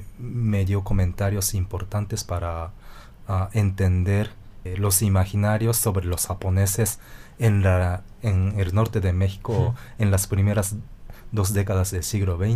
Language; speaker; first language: Spanish; non-native, fluent; Japanese